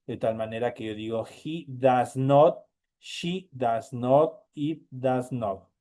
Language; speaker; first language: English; non-native, fluent; Spanish